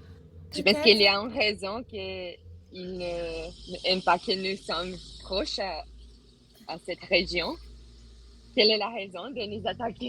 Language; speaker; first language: French; non-native, learner; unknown